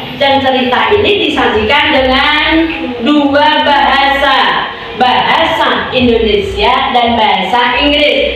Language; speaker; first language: Indonesian; native; Indonesian